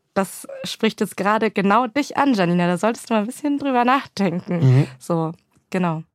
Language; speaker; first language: German; native; German